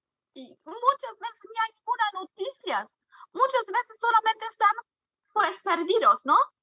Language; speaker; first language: Spanish; non-native, fluent; German